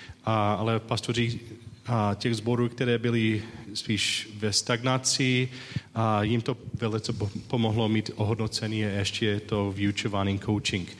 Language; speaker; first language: Czech; non-native, learner; English